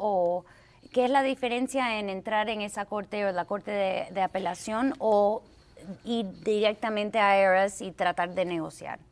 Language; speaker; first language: Spanish; early bilingual, heritage; Spanish